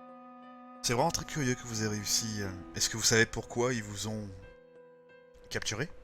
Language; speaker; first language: French; native; French